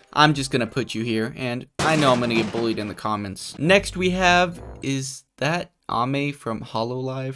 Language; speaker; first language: English; native; English